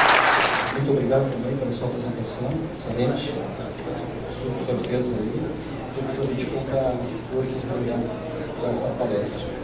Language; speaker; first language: Portuguese; native; Portuguese